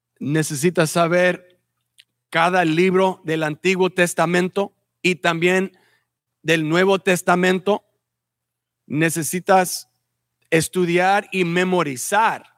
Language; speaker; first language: Spanish; early bilingual, heritage; Spanish